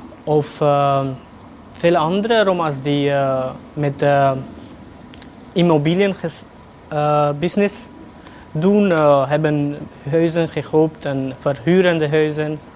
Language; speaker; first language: Dutch; non-native, fluent; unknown